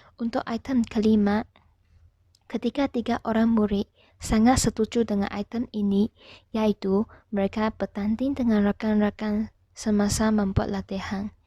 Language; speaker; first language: Malay; non-native, local second language; Chinese